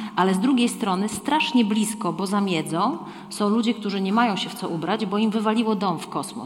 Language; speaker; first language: Polish; native; Polish